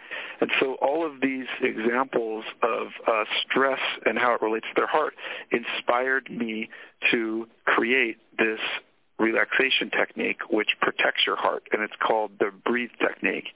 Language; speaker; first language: English; native; English